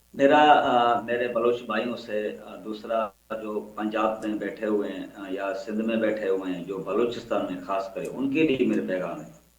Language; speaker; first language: Urdu; non-native, local second language; Baluchi